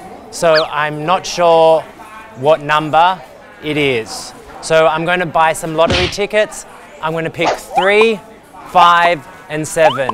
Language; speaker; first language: English; native; English